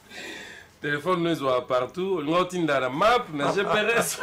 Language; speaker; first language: French; non-native, local second language; Lingala